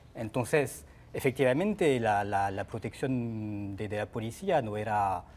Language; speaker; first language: Spanish; non-native, fluent; French